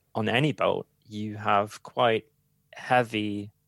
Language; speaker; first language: English; non-native, fluent; German